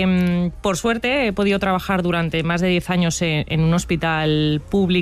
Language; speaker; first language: Spanish; native; Spanish